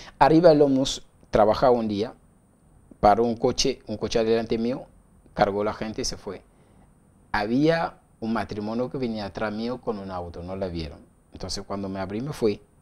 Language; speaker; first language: Spanish; non-native, learner; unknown